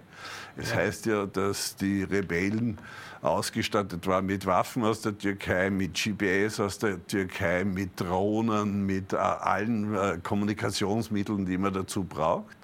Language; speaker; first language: German; native; German